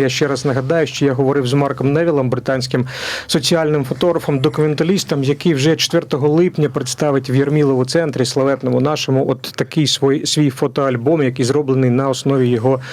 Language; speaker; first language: Ukrainian; native; Ukrainian